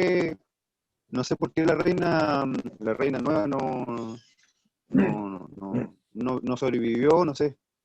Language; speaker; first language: Spanish; native; Spanish